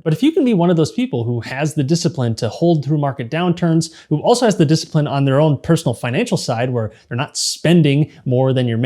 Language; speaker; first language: English; native; English